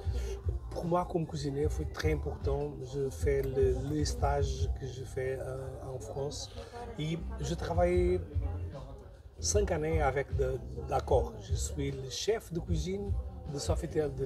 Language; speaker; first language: French; non-native, learner; Portuguese